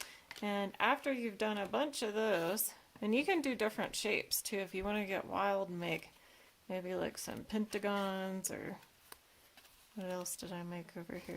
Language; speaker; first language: English; native; English